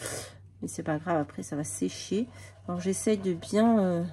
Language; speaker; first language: French; native; French